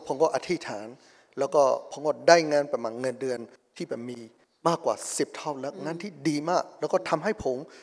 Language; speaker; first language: Thai; non-native, fluent; Burmese